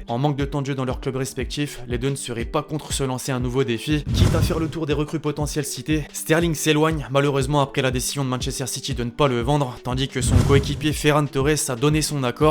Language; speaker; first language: French; native; French